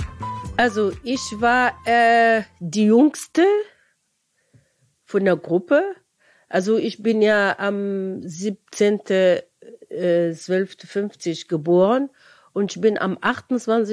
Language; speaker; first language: German; non-native, fluent; Arabic